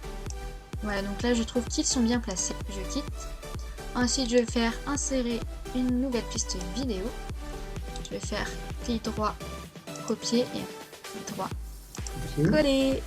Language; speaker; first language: French; native; French